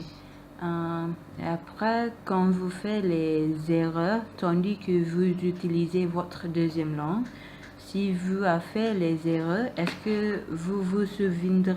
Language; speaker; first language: French; non-native, learner; Malay